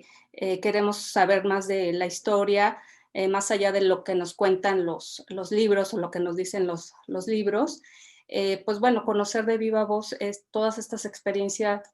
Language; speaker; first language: Spanish; native; Spanish